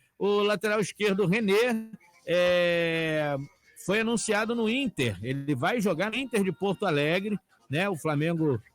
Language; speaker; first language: Portuguese; native; Portuguese